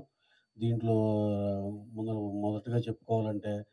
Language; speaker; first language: Telugu; native; Telugu